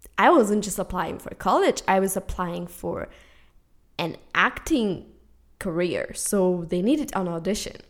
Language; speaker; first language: English; non-native, fluent; Spanish